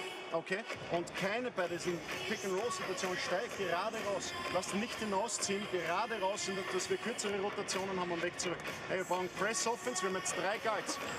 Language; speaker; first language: German; native; German